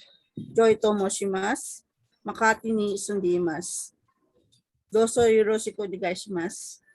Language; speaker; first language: Japanese; non-native, learner; Filipino